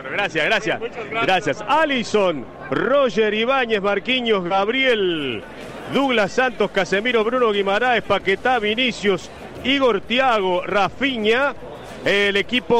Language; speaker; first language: Spanish; native; Spanish